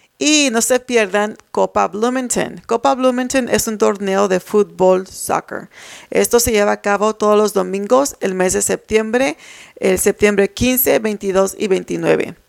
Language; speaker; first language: Spanish; early bilingual, heritage; Spanish